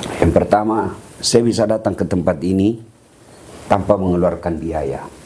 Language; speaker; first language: Malay; non-native, local second language; Buginese